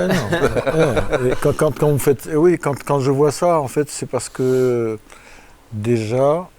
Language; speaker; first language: French; non-native, local second language; Arabic